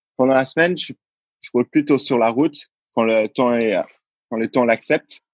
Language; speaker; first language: French; non-native, local second language; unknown